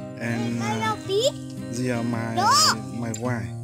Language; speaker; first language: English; non-native, learner; Vietnamese